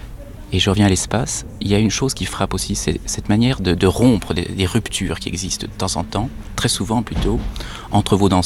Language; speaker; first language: French; native; French